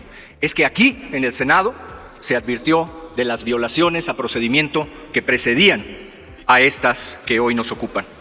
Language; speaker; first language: Spanish; native; Spanish